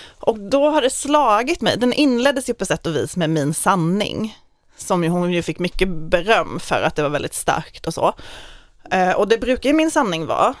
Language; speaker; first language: Swedish; native; Swedish